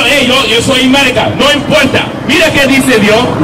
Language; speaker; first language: Spanish; non-native, learner; English